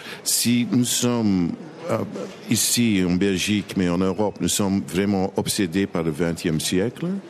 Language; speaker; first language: French; non-native, local second language; Dutch